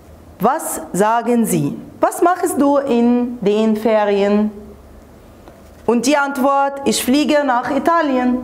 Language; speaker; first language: German; non-native, fluent; Arabic